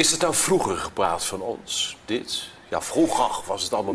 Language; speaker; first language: Dutch; native; Dutch